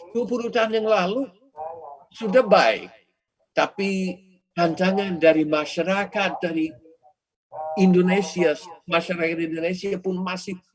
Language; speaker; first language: Indonesian; non-native, fluent; English